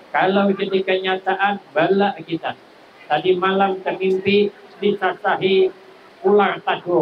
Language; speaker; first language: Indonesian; non-native, local second language; Banjar